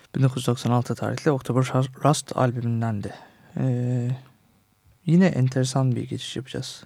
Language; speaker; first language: Turkish; native; Turkish